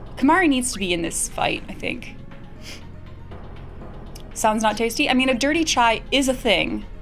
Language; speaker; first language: English; native; English